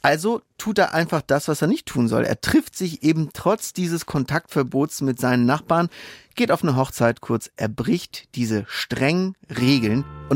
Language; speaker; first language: German; native; German